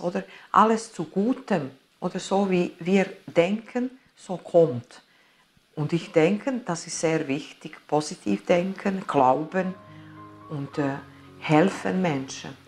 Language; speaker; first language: German; non-native, fluent; Italian